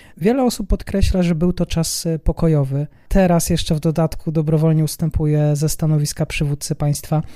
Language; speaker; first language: Polish; native; Polish